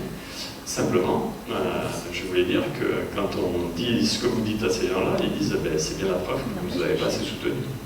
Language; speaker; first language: French; native; French